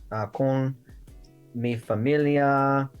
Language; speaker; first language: Spanish; non-native, learner; English